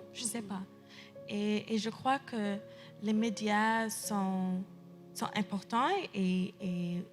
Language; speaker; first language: French; early bilingual, heritage; English